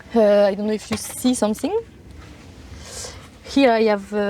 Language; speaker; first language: English; non-native, learner; French